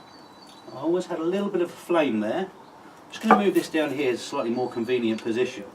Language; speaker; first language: English; native; English